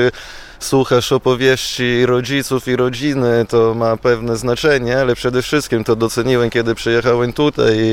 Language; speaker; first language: Polish; non-native, fluent; Italian